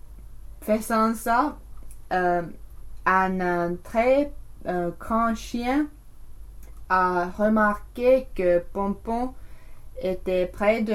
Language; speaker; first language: French; non-native, learner; English